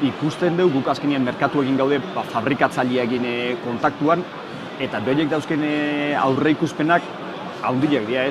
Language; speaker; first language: Basque; native; Basque